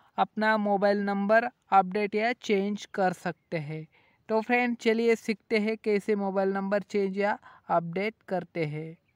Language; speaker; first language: Hindi; non-native, local second language; Marathi